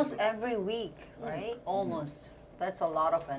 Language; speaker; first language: English; non-native, fluent; Korean